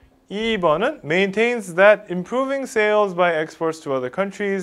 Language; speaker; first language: English; non-native, fluent; Korean